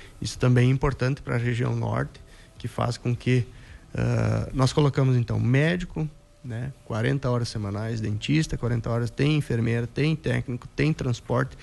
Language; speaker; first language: Portuguese; native; Portuguese